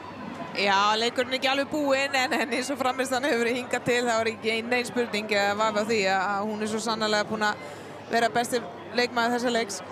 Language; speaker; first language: Icelandic; native; Icelandic